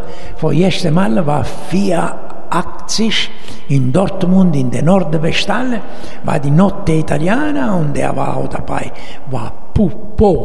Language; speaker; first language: German; non-native, learner; Italian